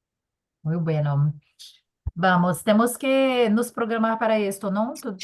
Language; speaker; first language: Spanish; non-native, learner; Portuguese